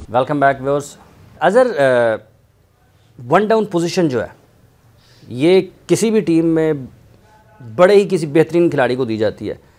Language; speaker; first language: Urdu; non-native, local second language; Punjabi